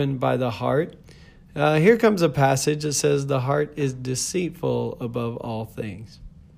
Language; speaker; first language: English; native; English